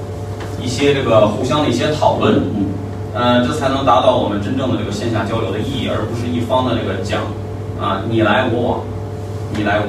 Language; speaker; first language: Chinese; native; Chinese